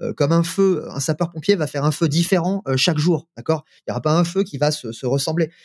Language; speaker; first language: French; native; French